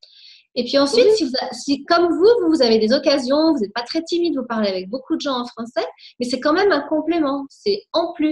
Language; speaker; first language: French; native; French